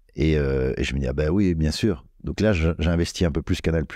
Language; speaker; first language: French; native; French